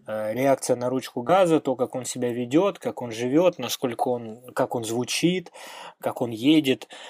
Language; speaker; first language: Russian; native; Russian